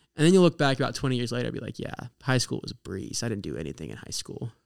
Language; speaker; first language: English; native; English